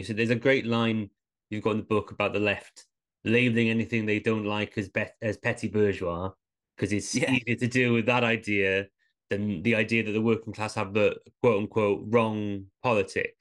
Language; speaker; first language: English; native; English